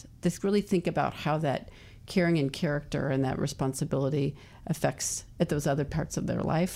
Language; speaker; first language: English; native; English